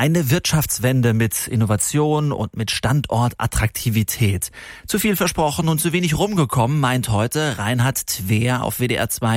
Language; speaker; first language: German; native; German